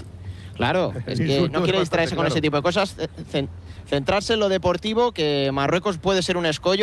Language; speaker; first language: Spanish; native; Spanish